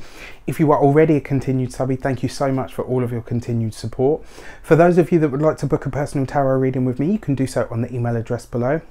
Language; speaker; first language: English; native; English